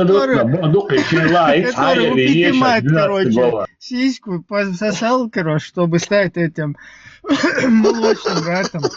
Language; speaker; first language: Russian; native; Russian